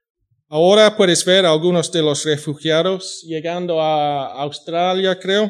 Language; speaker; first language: Spanish; non-native, fluent; English